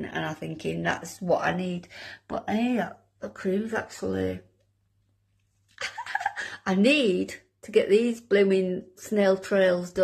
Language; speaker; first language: English; native; English